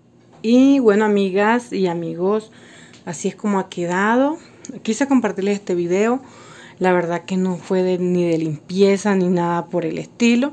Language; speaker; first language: Spanish; native; Spanish